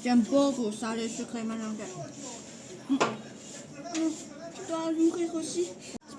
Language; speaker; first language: French; non-native, learner; Chinese